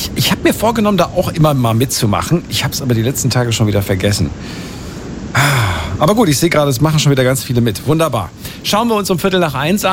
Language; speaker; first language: German; native; German